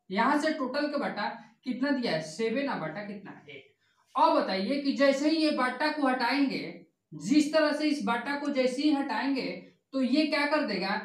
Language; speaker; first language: Hindi; native; Hindi